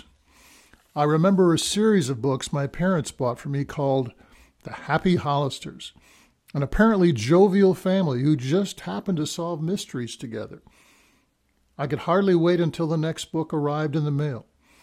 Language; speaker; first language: English; native; English